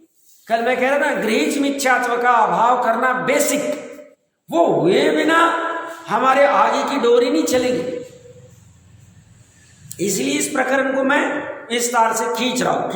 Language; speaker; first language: Hindi; native; Hindi